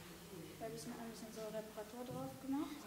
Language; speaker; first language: German; non-native, learner; Armenian